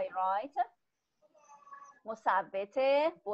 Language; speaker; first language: English; non-native, learner; Persian